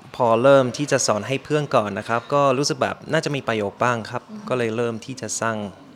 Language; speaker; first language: Thai; non-native, fluent; German